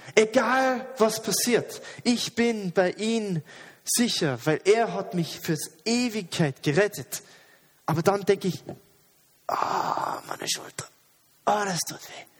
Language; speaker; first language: German; non-native, fluent; English